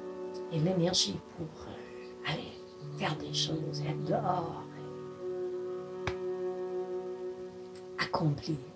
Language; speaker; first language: French; non-native, fluent; English